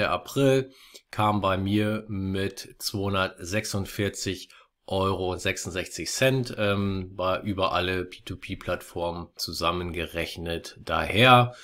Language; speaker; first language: German; native; German